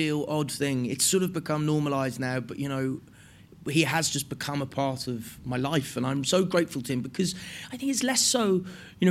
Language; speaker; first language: English; native; English